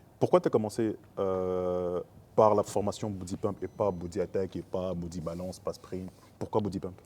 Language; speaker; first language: French; native; French